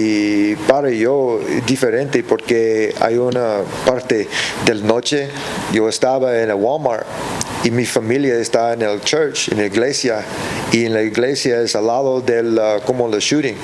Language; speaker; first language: Spanish; early bilingual, heritage; English